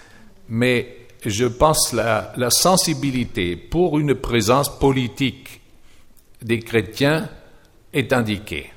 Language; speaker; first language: French; non-native, fluent; German